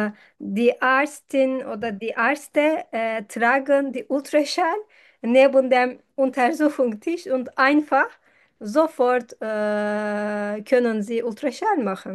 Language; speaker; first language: German; non-native, fluent; Turkish